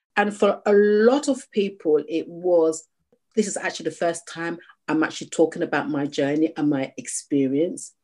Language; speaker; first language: English; native; English